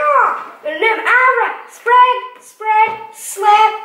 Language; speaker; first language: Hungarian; early bilingual, heritage; Hungarian